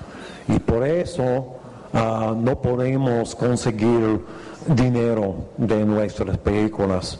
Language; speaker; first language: Spanish; non-native, fluent; English